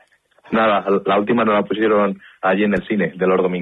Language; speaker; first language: Spanish; native; Spanish